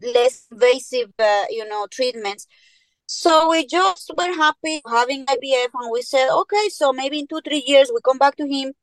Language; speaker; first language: English; non-native, fluent; Spanish